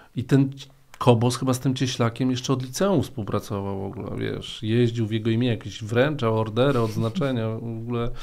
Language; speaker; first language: Polish; native; Polish